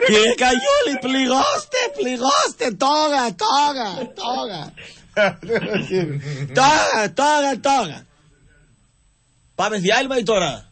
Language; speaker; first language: Greek; native; Greek